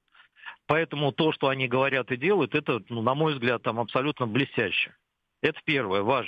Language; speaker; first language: Russian; native; Russian